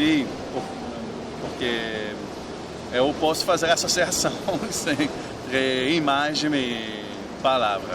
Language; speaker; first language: Portuguese; non-native, learner; French